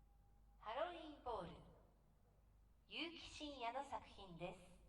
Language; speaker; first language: Japanese; native; Japanese